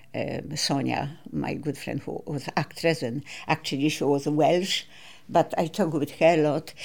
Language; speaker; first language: English; non-native, learner; Polish